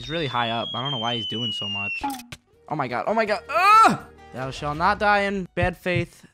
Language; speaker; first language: English; native; English